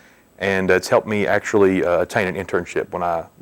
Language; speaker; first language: English; native; English